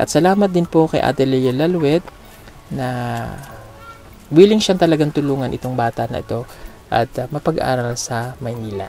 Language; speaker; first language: Filipino; native; Filipino